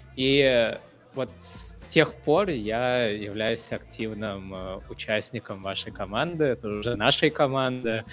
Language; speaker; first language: Russian; non-native, fluent; Hindi